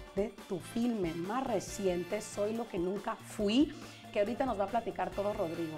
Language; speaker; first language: Spanish; native; Spanish